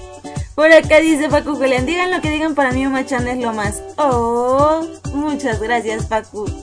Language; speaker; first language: Spanish; native; Spanish